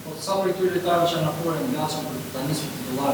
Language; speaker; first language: Albanian; native; Albanian